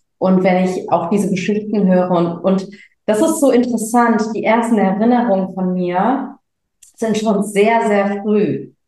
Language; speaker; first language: German; early bilingual, other home language; Tamil